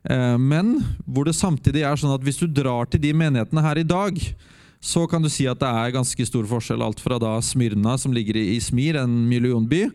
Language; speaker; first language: Norwegian; native; Norwegian